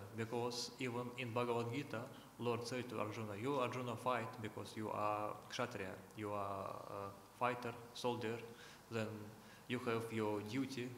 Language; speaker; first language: English; non-native, learner; Russian